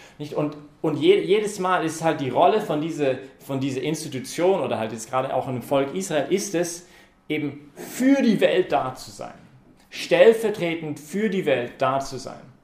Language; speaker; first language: German; non-native, fluent; English